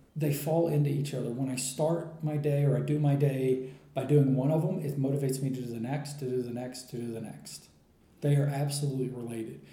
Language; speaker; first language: English; native; English